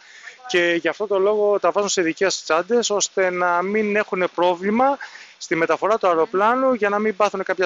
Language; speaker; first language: Greek; native; Greek